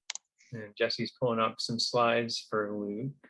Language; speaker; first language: English; native; English